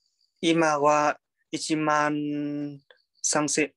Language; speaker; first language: Japanese; non-native, learner; Vietnamese